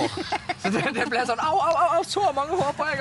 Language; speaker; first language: Norwegian; native; Norwegian